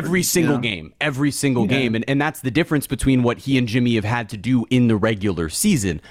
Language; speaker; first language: English; native; English